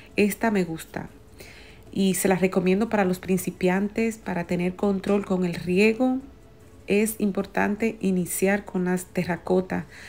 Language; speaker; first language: Spanish; native; Spanish